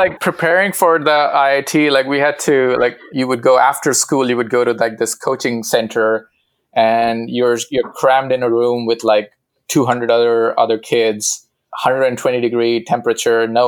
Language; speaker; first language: English; non-native, local second language; Hindi